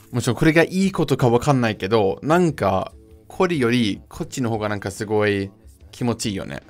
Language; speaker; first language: Japanese; non-native, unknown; English